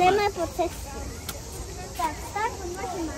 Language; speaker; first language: Czech; early bilingual, other home language; Russian